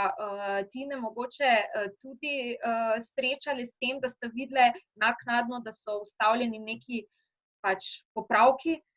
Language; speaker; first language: Slovenian; native; Slovenian